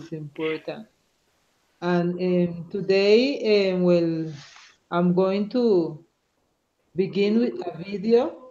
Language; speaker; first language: English; non-native, learner; Spanish